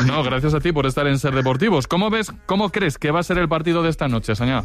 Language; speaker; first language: Spanish; native; Spanish